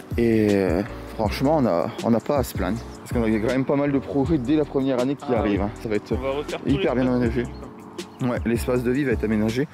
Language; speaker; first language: French; native; French